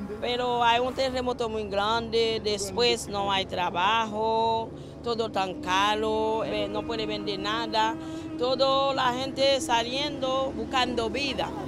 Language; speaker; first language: Spanish; non-native, learner; Haitian Creole